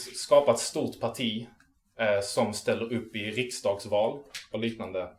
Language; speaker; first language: Swedish; native; Swedish